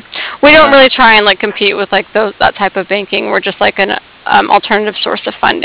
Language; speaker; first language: English; native; English